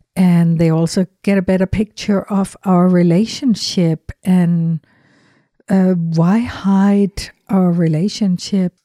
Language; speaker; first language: English; non-native, fluent; Danish